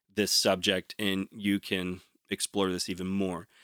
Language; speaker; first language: English; native; English